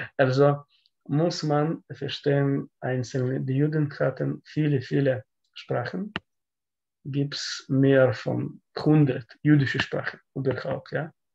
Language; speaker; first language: German; non-native, learner; Russian